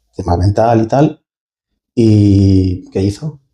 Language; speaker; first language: Spanish; native; Spanish